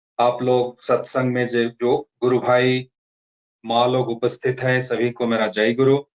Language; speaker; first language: Hindi; non-native, local second language; Odia